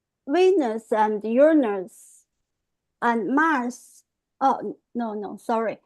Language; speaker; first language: English; non-native, fluent; Chinese